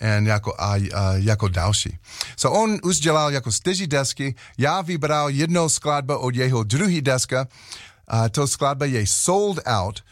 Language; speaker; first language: Czech; non-native, learner; English